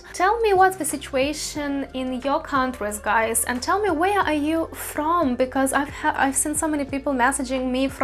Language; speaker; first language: English; non-native, fluent; Russian